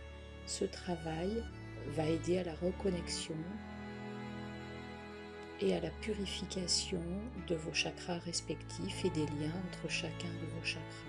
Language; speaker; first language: French; native; French